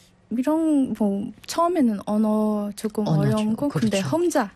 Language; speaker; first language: Korean; non-native, learner; Burmese